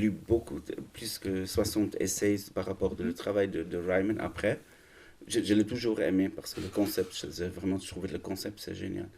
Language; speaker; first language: French; non-native, learner; German